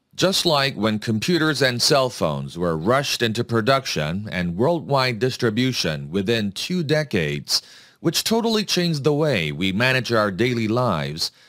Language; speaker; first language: English; non-native, fluent; Korean